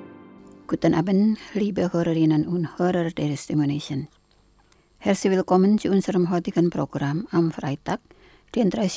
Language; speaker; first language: German; non-native, fluent; Indonesian